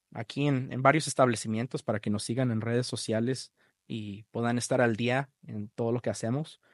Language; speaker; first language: Spanish; early bilingual, other home language; English